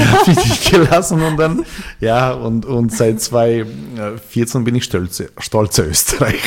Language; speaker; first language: German; non-native, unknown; Serbian